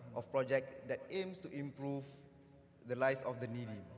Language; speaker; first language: English; non-native, local second language; Malay